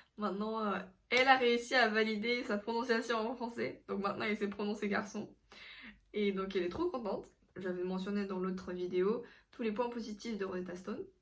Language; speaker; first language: French; non-native, fluent; Korean